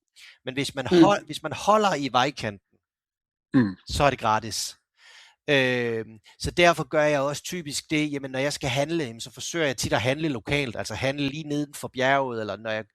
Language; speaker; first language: Danish; native; Danish